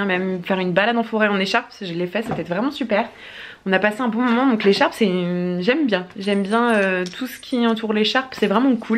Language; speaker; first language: French; native; French